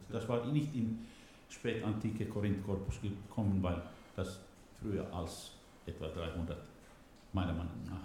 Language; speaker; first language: German; non-native, learner; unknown